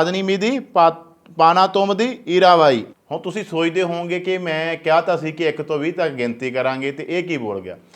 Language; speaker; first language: Punjabi; native; Punjabi